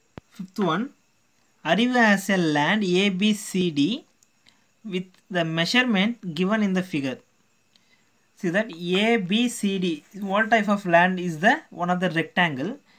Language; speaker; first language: English; non-native, local second language; Tamil